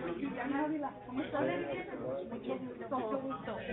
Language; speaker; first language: Spanish; native; Spanish